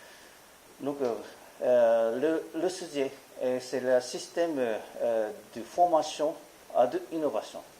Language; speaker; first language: French; non-native, learner; Japanese